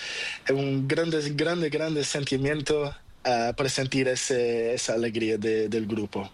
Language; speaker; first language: Spanish; non-native, learner; Portuguese